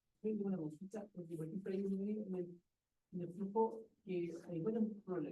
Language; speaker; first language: Spanish; native; Spanish